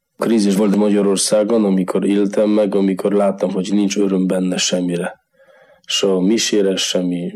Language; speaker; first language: Hungarian; non-native, fluent; Polish